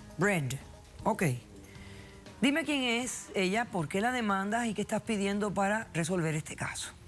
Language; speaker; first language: Spanish; native; Spanish